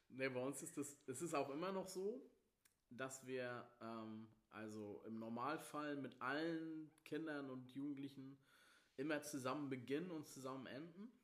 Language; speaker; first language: German; non-native, fluent; Swedish